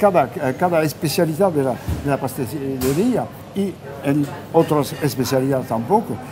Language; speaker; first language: Spanish; non-native, fluent; French